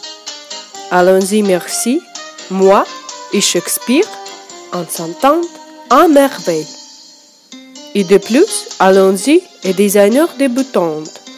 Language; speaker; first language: French; non-native, learner; Russian